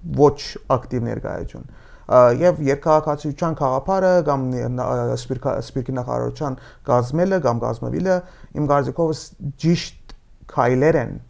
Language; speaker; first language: Armenian; early bilingual, heritage; Armenian